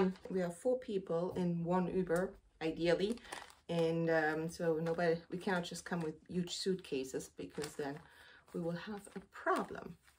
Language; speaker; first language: English; non-native, fluent; German